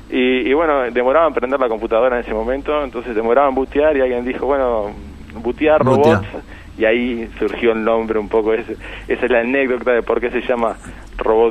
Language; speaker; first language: Spanish; native; Spanish